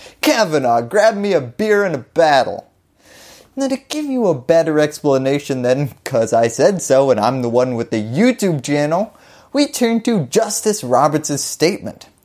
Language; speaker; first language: English; native; English